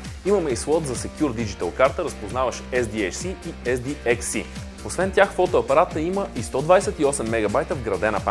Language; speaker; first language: Bulgarian; native; Bulgarian